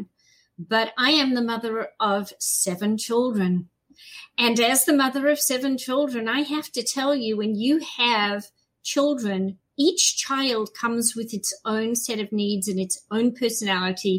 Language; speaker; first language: English; native; English